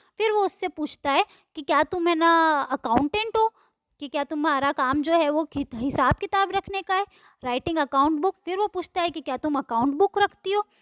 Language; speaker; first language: Hindi; native; Hindi